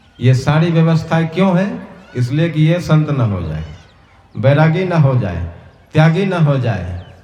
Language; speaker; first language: Hindi; native; Hindi